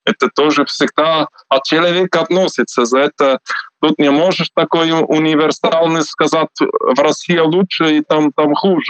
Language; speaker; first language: Russian; non-native, learner; Swiss German